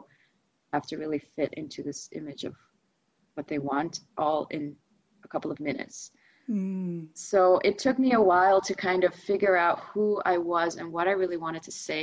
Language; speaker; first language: English; non-native, fluent; Russian